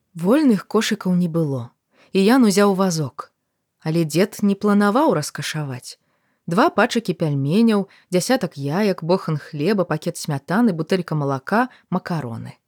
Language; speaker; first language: Belarusian; native; Belarusian